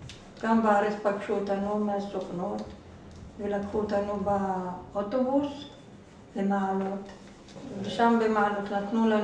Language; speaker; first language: Hebrew; non-native, fluent; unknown